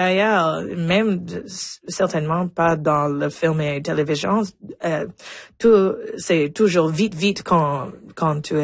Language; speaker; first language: French; non-native, local second language; English